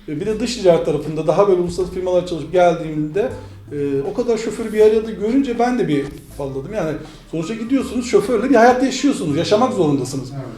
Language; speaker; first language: Turkish; native; Turkish